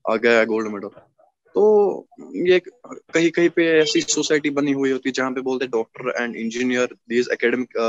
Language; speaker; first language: Hindi; native; Hindi